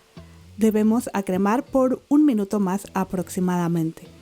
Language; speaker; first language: Spanish; native; Spanish